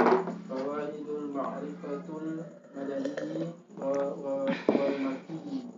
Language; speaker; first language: Arabic; non-native, learner; Indonesian